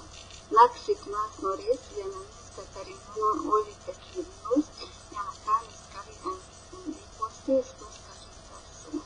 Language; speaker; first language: Greek; non-native, learner; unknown